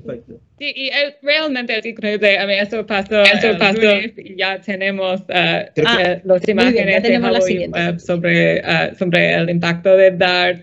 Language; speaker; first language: Spanish; non-native, fluent; English